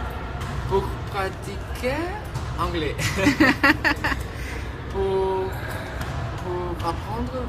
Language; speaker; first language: French; non-native, learner; Spanish